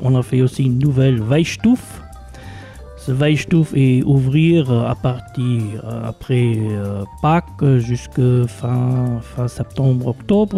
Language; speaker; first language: French; non-native, local second language; Luxembourgish